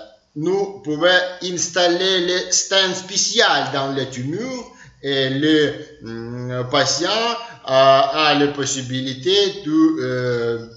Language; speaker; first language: French; non-native, learner; Ukrainian